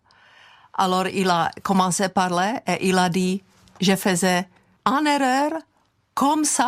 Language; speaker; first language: French; non-native, fluent; Czech